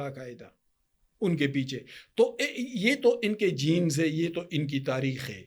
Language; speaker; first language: Urdu; native; Urdu